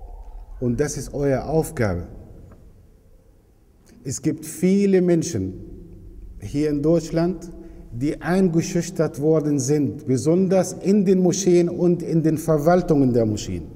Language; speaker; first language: German; non-native, fluent; Arabic